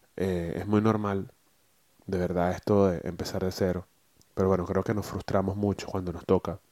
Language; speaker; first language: Spanish; native; Spanish